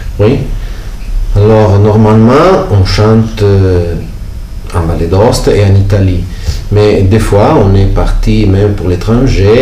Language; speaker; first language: French; non-native, local second language; Italian